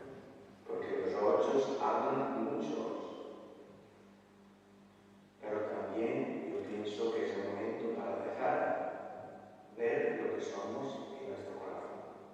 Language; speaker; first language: Spanish; non-native, fluent; Italian